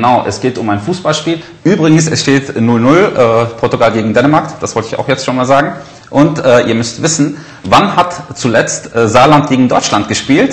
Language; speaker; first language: German; native; German